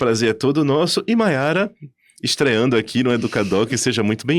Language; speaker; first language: Portuguese; native; Portuguese